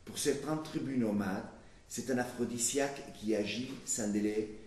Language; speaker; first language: French; non-native, fluent; Spanish